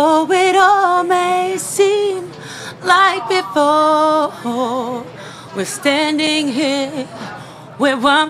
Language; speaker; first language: English; non-native, fluent; Bosnian